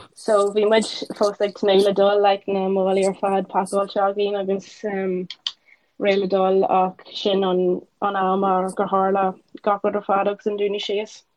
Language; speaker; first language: Irish; non-native, local second language; English